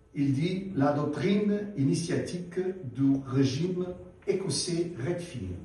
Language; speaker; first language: French; non-native, learner; Portuguese